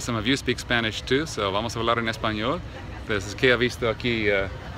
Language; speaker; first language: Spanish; non-native, fluent; English